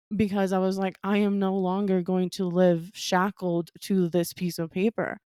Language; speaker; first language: English; non-native, fluent; Spanish